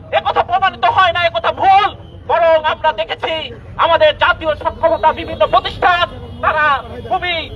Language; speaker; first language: Bangla; native; Bangla